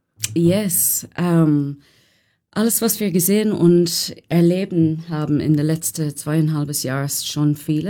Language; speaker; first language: German; non-native, fluent; English